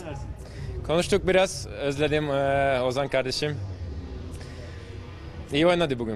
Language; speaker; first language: Turkish; non-native, learner; Hungarian